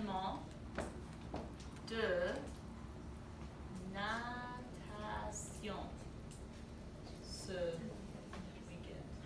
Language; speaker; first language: French; non-native, fluent; English